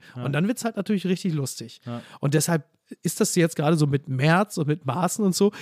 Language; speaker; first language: German; native; German